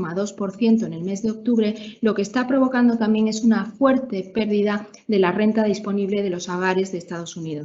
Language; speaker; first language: Spanish; native; Spanish